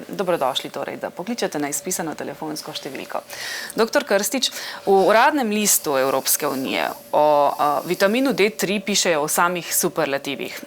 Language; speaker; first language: Slovenian; native; Slovenian